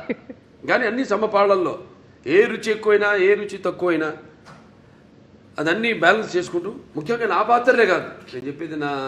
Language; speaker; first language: Telugu; native; Telugu